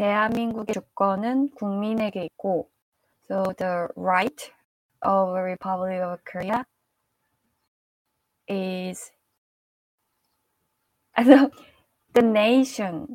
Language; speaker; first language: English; non-native, fluent; Korean